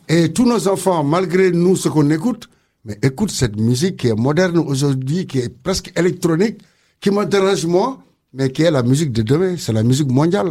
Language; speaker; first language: French; non-native, local second language; Wolof